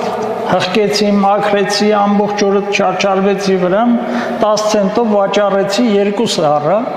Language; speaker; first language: Armenian; native; Armenian